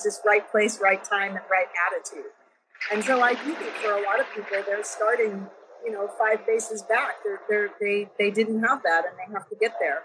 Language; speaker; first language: English; native; English